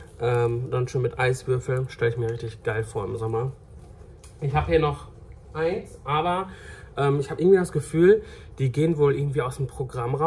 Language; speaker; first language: German; native; German